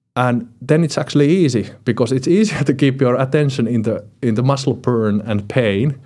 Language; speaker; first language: English; non-native, fluent; Finnish